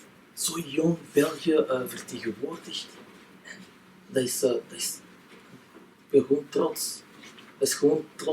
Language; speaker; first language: Dutch; non-native, local second language; French